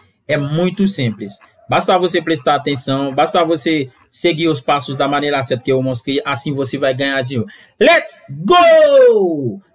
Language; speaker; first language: Portuguese; non-native, fluent; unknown